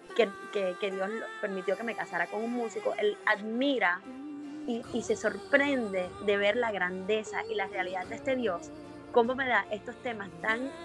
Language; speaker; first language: Spanish; native; Spanish